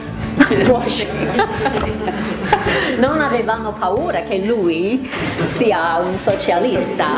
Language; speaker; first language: Italian; non-native, fluent; English